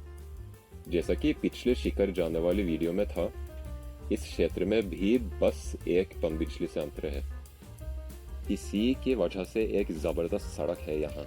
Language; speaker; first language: Hindi; non-native, fluent; Norwegian